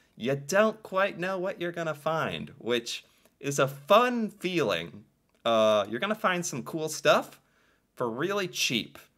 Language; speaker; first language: English; native; English